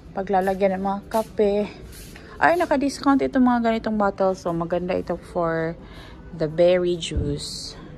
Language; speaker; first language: Filipino; non-native, local second language; Cebuano